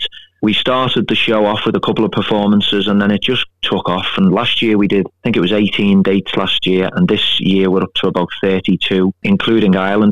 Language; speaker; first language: English; native; English